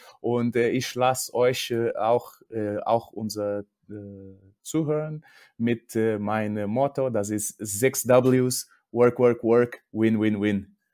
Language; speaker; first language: German; non-native, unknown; Portuguese